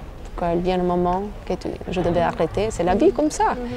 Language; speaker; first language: French; non-native, fluent; Albanian